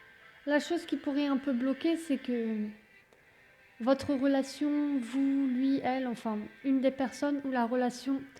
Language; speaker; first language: French; native; French